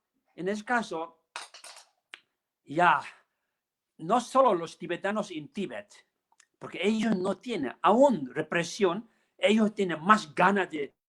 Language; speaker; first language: Spanish; non-native, learner; Tibetan